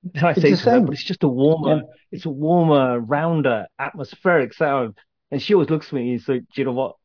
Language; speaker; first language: English; native; English